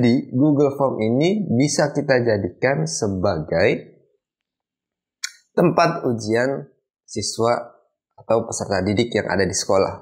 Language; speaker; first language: Indonesian; native; Indonesian